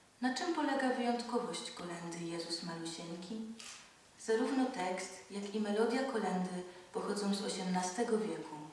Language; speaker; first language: Polish; native; Polish